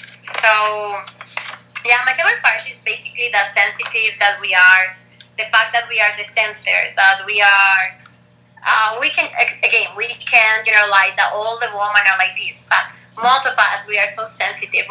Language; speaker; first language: English; non-native, fluent; Spanish